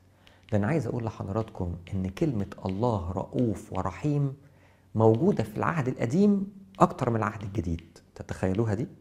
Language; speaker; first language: Arabic; native; Arabic